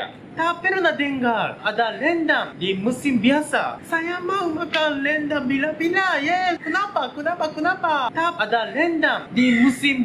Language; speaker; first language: Indonesian; non-native, learner; Japanese